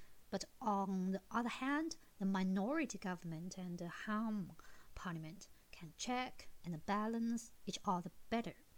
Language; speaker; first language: English; non-native, fluent; Chinese